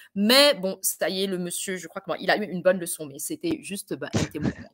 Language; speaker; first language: French; non-native, fluent; Arabic